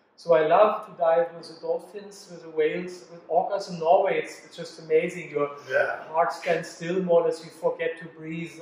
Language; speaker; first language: English; non-native, fluent; German